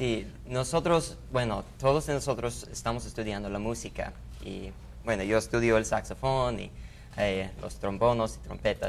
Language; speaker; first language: Spanish; non-native, fluent; English